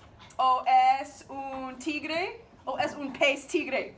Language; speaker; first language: Spanish; non-native, learner; English